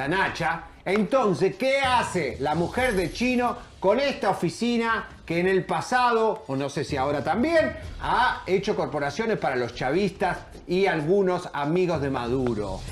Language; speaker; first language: Spanish; native; Spanish